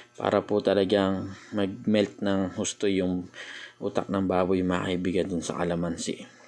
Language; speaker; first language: Filipino; non-native, local second language; Iloko